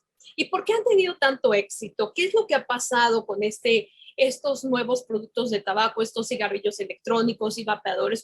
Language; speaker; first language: Spanish; native; Spanish